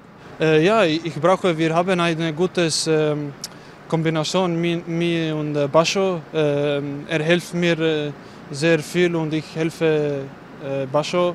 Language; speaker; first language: German; non-native, learner; Bosnian